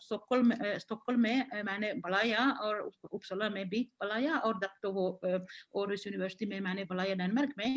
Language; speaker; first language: Hindi; non-native, fluent; Finnish